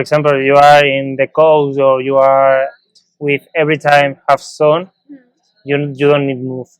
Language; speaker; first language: English; non-native, learner; Spanish